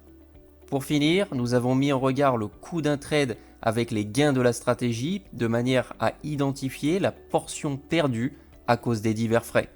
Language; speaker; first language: French; native; French